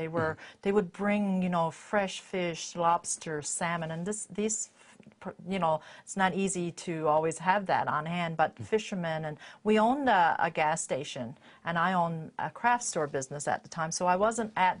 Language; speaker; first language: English; native; English